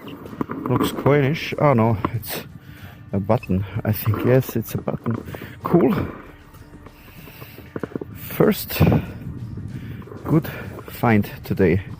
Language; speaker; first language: English; non-native, learner; German